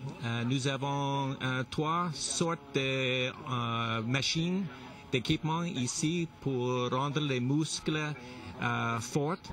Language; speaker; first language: French; non-native, local second language; English